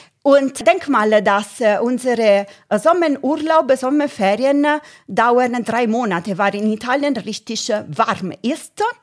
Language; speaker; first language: German; non-native, fluent; Italian